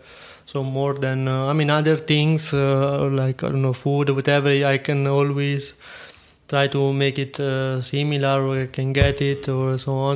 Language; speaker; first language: English; non-native, fluent; Italian